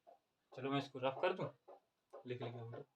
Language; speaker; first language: Hindi; native; Hindi